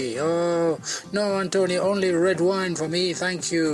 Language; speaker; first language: English; non-native, fluent; Italian